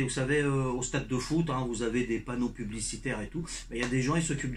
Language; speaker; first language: French; native; French